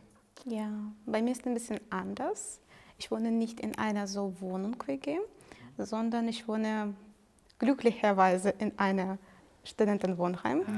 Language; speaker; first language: German; non-native, fluent; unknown